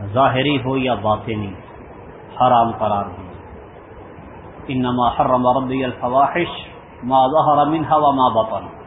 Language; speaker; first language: Urdu; non-native, local second language; Punjabi